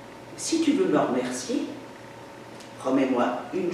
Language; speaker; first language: French; native; French